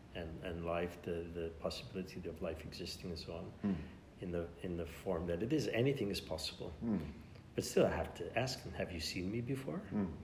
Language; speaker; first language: Norwegian; non-native, fluent; English